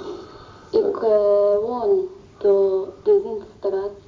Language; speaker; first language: Dutch; non-native, learner; Arabic